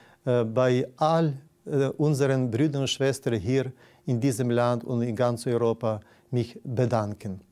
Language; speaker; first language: German; non-native, fluent; Ukrainian